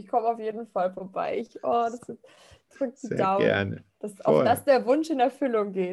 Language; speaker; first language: German; native; German